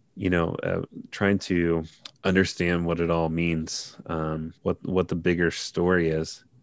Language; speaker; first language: English; native; English